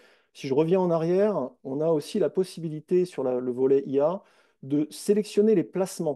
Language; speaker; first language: French; native; French